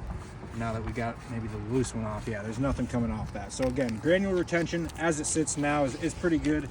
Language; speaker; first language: English; native; English